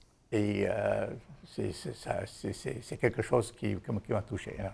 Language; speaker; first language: French; non-native, fluent; Bangla